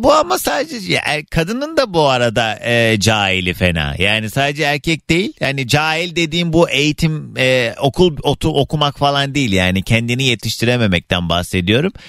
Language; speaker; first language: Turkish; native; Turkish